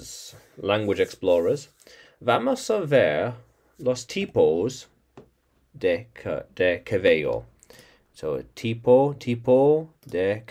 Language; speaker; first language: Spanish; non-native, learner; English